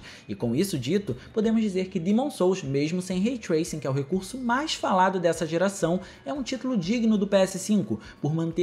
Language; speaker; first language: Portuguese; native; Portuguese